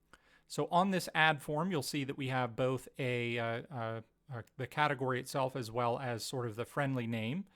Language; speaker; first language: English; native; English